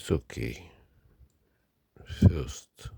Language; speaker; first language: English; non-native, learner; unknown